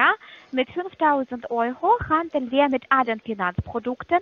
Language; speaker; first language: German; non-native, fluent; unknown